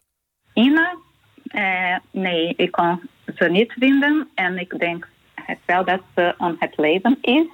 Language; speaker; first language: Dutch; non-native, learner; Portuguese